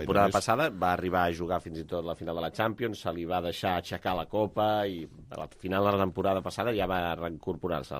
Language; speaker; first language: Catalan; native; Catalan